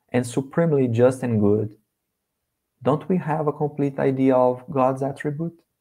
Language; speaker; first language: English; non-native, learner; Portuguese